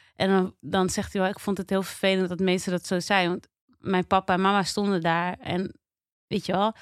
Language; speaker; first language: Dutch; native; Dutch